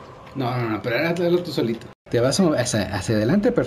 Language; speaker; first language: Spanish; native; Spanish